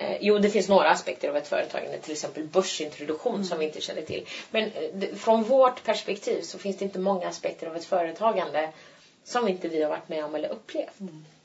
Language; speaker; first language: Swedish; early bilingual, other home language; Turkish